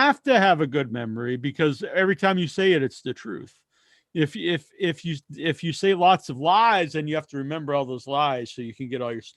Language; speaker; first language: English; native; English